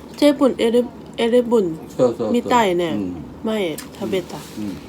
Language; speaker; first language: Japanese; non-native, learner; Thai